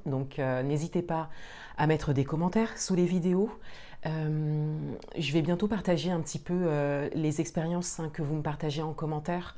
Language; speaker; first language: French; native; French